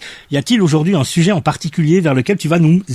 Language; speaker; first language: French; native; French